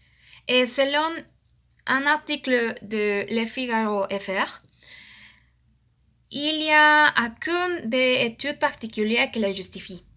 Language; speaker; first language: French; non-native, learner; Spanish